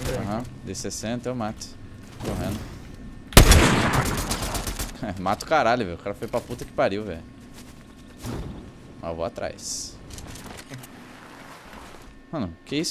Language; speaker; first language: Portuguese; native; Portuguese